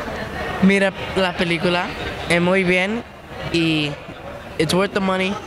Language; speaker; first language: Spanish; early bilingual, heritage; English